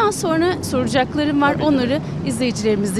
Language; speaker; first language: Turkish; native; Turkish